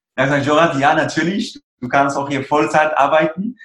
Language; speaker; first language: German; early bilingual, other home language; Persian